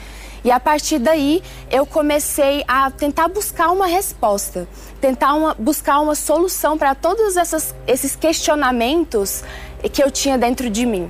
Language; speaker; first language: Portuguese; early bilingual, other home language; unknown